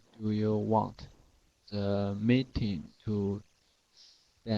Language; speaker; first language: English; non-native, learner; Chinese